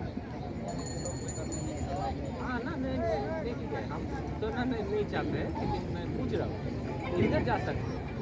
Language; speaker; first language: Hindi; non-native, local second language; Bangla